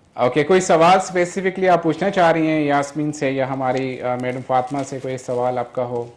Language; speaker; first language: Urdu; non-native, local second language; Northern Hindko